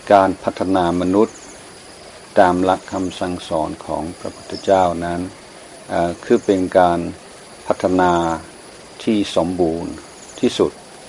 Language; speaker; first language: Thai; non-native, fluent; English